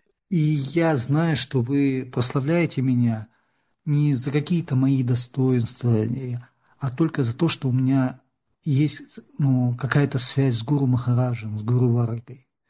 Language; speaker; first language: Russian; native; Russian